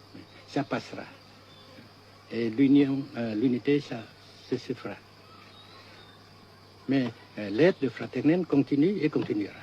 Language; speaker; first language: French; non-native, fluent; Vietnamese